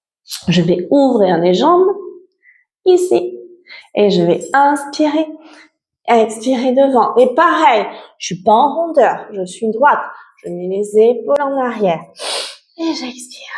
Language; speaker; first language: French; native; French